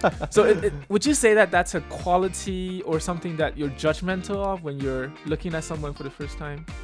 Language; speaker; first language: English; early bilingual, other home language; Chinese